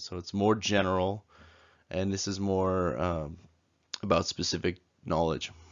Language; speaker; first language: English; native; English